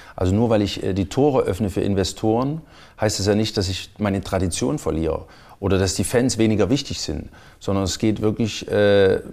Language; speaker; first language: German; native; German